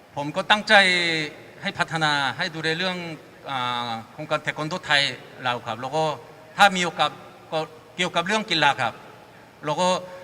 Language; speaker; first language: Thai; non-native, fluent; Korean